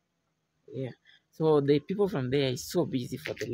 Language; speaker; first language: English; non-native, learner; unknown